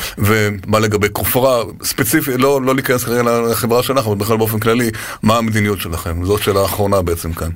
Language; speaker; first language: Hebrew; native; Hebrew